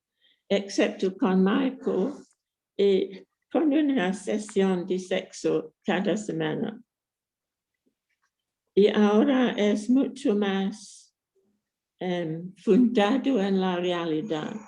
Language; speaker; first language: Spanish; non-native, fluent; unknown